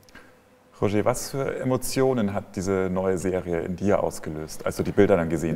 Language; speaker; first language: German; native; German